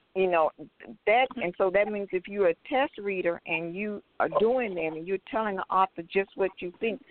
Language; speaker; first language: English; native; English